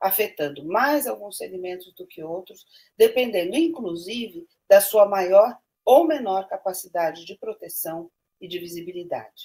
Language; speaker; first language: Portuguese; native; Portuguese